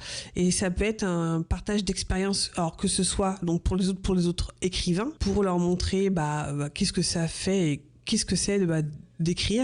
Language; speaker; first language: French; native; French